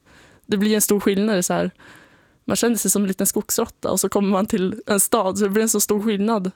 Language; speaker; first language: Swedish; native; Swedish